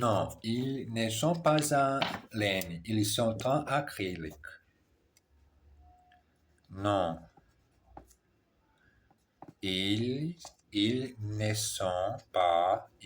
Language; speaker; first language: French; non-native, learner; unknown